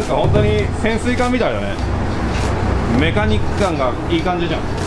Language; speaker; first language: Japanese; native; Japanese